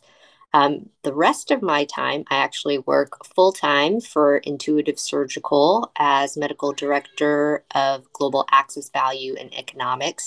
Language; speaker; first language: English; native; English